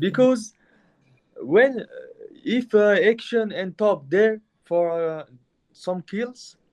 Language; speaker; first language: English; non-native, learner; Mongolian